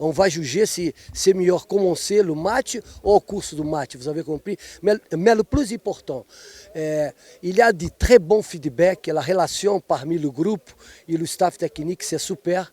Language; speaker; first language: French; non-native, fluent; Portuguese